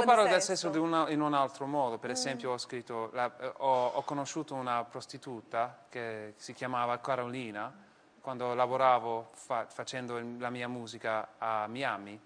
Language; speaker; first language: Italian; non-native, fluent; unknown